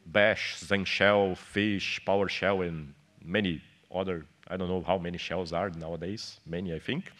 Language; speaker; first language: English; non-native, fluent; Portuguese